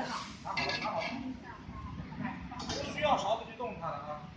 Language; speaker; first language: Chinese; native; Chinese